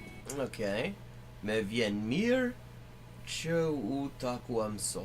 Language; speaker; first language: Albanian; non-native, learner; English